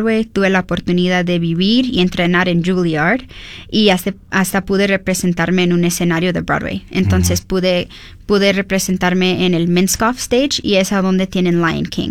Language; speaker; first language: Spanish; early bilingual, heritage; Spanish